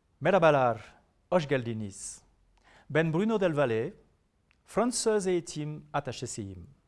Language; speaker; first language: Turkish; non-native, learner; French